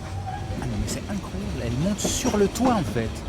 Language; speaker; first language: French; native; French